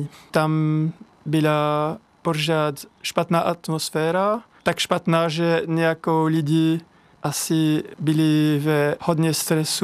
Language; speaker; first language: Czech; non-native, learner; French